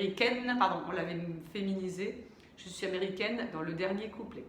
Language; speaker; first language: French; native; French